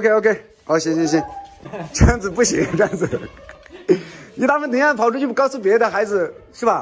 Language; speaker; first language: Chinese; native; Chinese